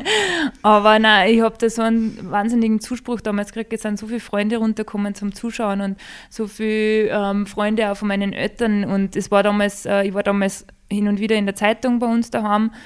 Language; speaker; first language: German; native; German